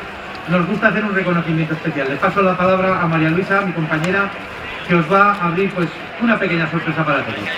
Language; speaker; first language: Spanish; native; Spanish